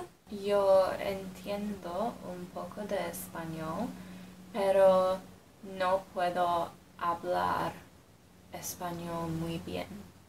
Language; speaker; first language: Spanish; non-native, learner; English